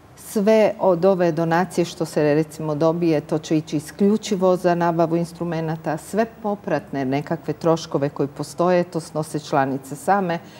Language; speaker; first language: Croatian; native; Croatian